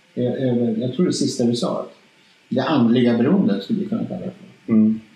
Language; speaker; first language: Swedish; early bilingual, other home language; Spanish